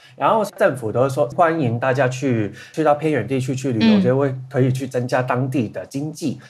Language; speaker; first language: Chinese; non-native, local second language; Cantonese